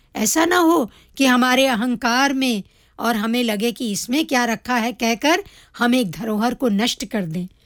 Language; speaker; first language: Hindi; early bilingual, heritage; Hindi